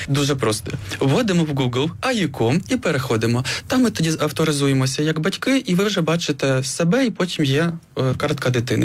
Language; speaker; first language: Ukrainian; native; Ukrainian